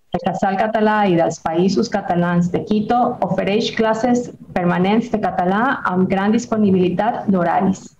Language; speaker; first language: Catalan; non-native, fluent; Spanish